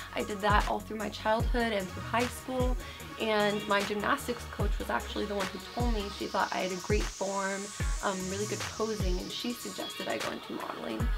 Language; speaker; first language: English; native; English